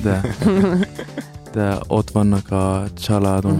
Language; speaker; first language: Hungarian; non-native, learner; Arabic